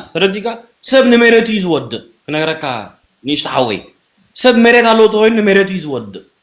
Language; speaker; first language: Tigrinya; early bilingual, heritage; Tigrinya